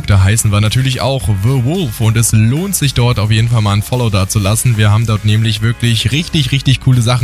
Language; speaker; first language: German; native; German